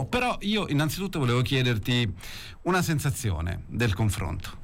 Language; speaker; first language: Italian; native; Italian